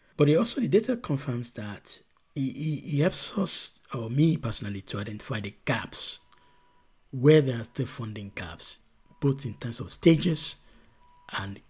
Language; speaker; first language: English; non-native, local second language; Yoruba